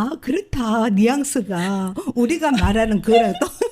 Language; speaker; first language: Korean; native; Korean